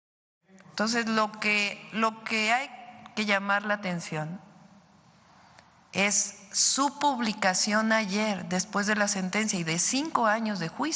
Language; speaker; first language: Spanish; native; Spanish